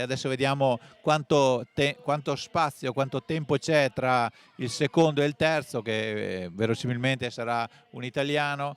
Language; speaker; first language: Italian; native; Italian